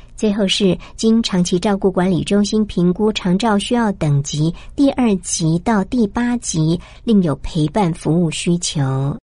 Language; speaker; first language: Chinese; native; Chinese